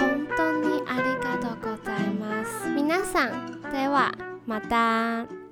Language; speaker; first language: Japanese; non-native, learner; Chinese